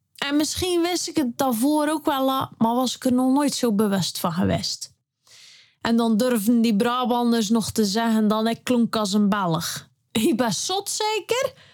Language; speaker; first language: Dutch; native; Dutch